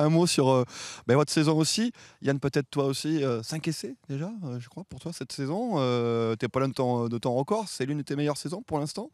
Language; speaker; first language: French; native; French